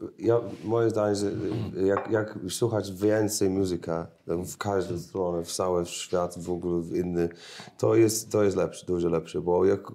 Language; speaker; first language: Polish; non-native, learner; English